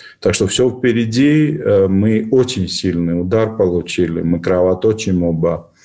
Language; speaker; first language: Russian; non-native, local second language; Georgian